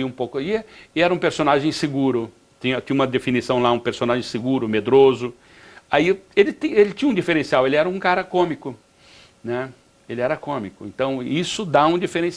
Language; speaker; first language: Portuguese; native; Portuguese